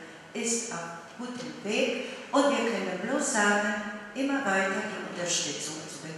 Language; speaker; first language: German; non-native, fluent; Polish